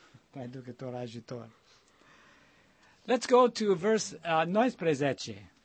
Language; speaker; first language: Romanian; non-native, learner; English